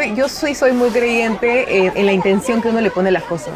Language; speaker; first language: Spanish; native; Spanish